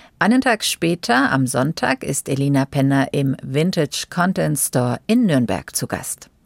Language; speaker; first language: German; native; German